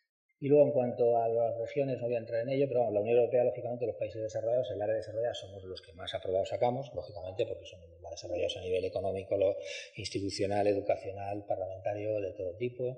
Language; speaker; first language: Spanish; native; Spanish